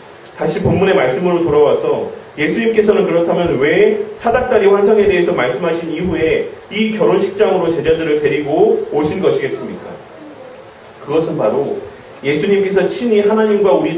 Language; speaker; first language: Korean; native; Korean